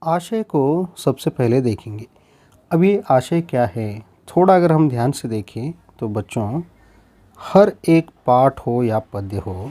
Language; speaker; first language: Hindi; non-native, local second language; Kannada